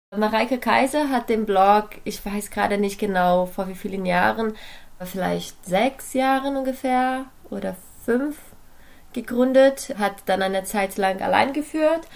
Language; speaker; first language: German; non-native, fluent; Portuguese